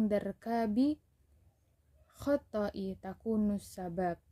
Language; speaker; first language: Arabic; non-native, learner; Indonesian